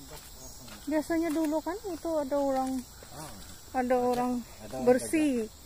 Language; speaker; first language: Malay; non-native, learner; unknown